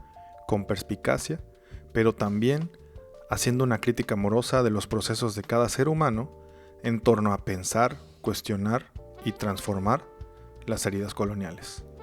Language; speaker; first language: Spanish; native; Spanish